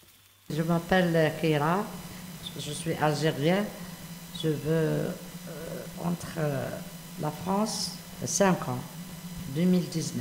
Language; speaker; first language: French; non-native, learner; Arabic